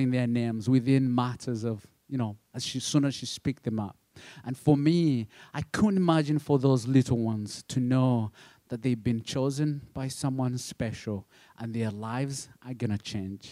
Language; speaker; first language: English; non-native, local second language; Kinyarwanda